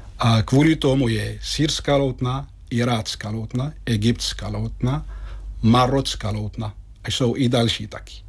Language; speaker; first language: Czech; non-native, fluent; Arabic